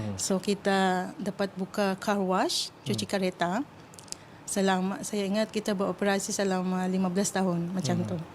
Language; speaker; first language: Malay; non-native, fluent; Filipino